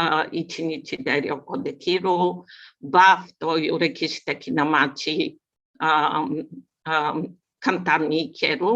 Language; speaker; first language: Japanese; non-native, learner; Bulgarian